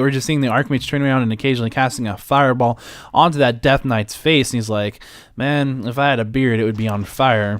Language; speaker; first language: English; native; English